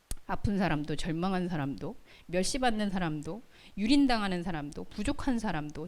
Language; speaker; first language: Korean; native; Korean